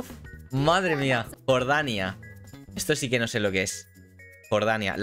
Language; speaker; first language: Spanish; native; Spanish